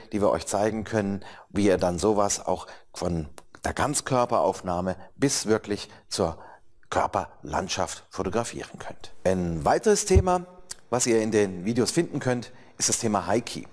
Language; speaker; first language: German; native; German